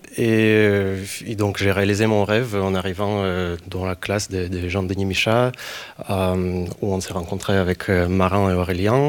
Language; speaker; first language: French; non-native, fluent; Ukrainian